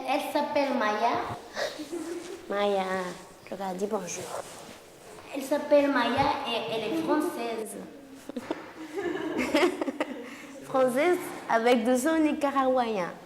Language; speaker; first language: French; non-native, fluent; Spanish